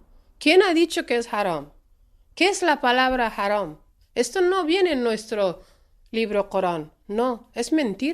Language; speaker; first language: Spanish; non-native, fluent; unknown